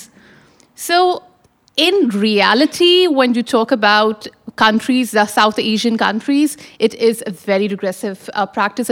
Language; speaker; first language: English; non-native, local second language; Urdu